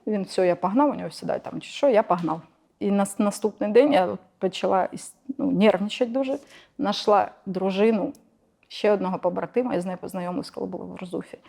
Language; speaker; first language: Ukrainian; non-native, local second language; Russian